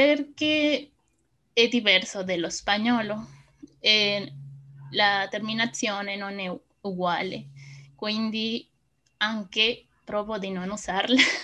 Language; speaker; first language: Italian; non-native, fluent; Spanish